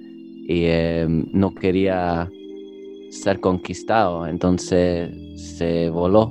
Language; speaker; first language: Spanish; early bilingual, heritage; English